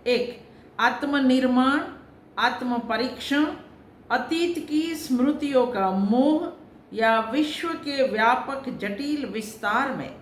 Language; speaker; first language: Hindi; non-native, local second language; Gujarati